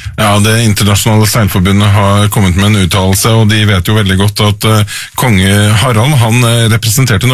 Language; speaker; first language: Norwegian; native; Norwegian